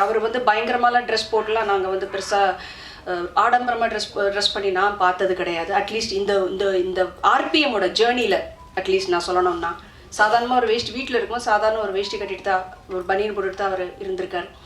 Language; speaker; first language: Tamil; native; Tamil